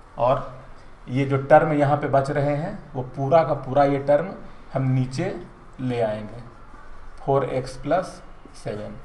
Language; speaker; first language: Hindi; native; Hindi